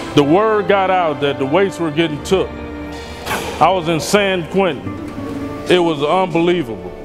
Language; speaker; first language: English; native; English